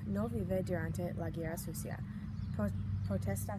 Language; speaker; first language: Spanish; non-native, learner; English